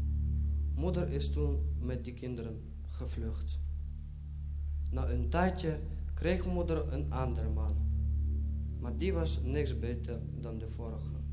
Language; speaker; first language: Dutch; non-native, fluent; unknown